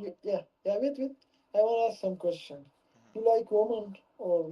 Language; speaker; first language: English; non-native, learner; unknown